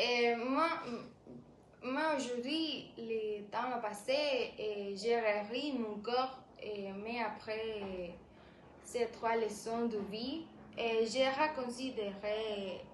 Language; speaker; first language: French; non-native, learner; Spanish